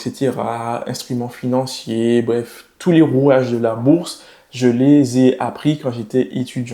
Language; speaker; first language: French; native; French